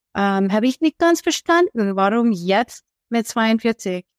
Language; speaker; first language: German; non-native, fluent; English